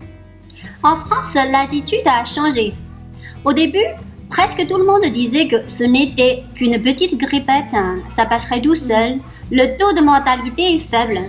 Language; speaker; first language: French; non-native, fluent; Chinese